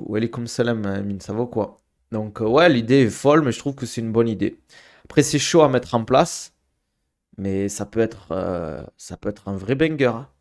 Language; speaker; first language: French; native; French